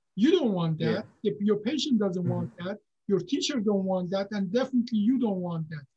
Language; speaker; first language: English; non-native, fluent; Persian